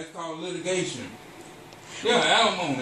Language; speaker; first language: English; native; English